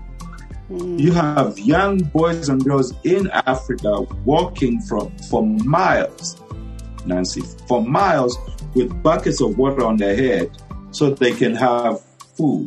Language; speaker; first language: English; non-native, local second language; Bemba